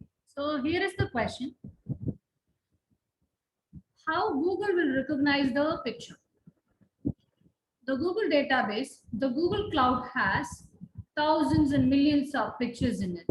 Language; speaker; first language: English; non-native, local second language; Tamil